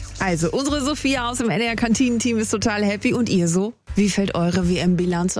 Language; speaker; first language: German; native; German